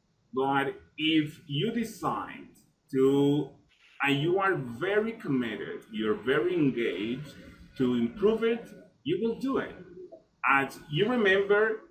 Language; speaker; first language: English; non-native, fluent; Spanish